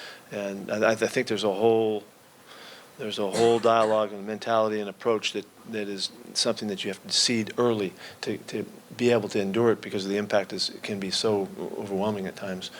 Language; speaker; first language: English; native; English